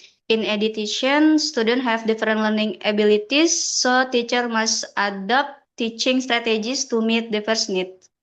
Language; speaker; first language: English; non-native, fluent; Indonesian